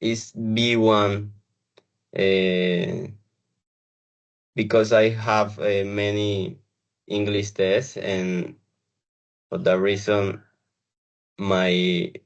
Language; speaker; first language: English; non-native, learner; Spanish